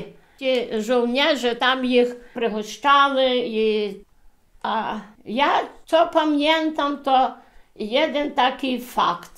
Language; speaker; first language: Polish; early bilingual, heritage; Polish